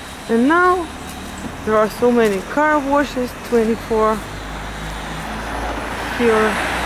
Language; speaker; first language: English; non-native, fluent; Russian